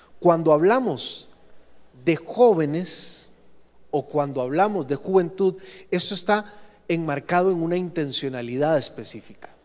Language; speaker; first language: Spanish; native; Spanish